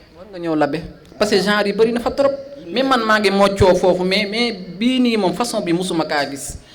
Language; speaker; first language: Wolof; non-native, fluent; Fula